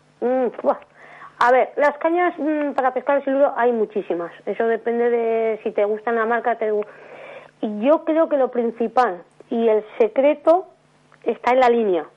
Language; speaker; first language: Spanish; native; Spanish